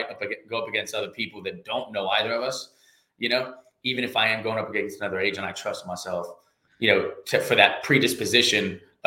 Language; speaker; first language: English; native; English